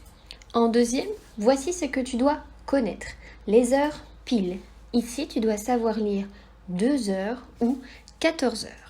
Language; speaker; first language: French; native; French